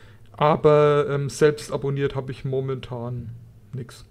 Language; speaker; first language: German; native; German